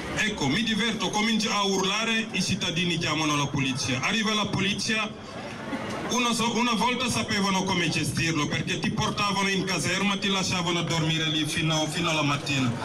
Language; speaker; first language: Italian; non-native, fluent; Wolof